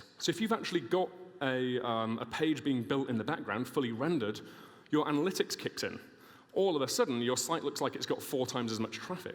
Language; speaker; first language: English; native; English